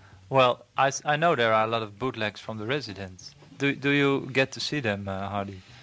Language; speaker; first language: English; non-native, fluent; Dutch